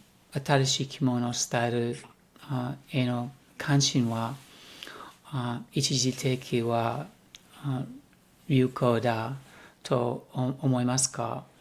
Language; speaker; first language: Japanese; non-native, learner; English